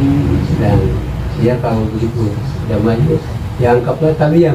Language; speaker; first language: Indonesian; non-native, local second language; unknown